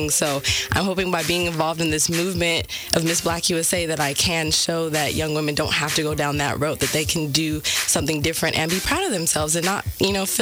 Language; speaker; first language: English; native; English